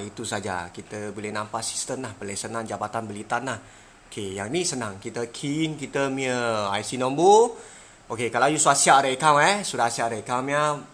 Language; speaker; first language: Malay; non-native, local second language; Chinese